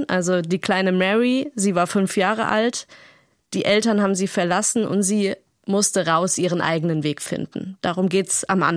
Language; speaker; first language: German; native; German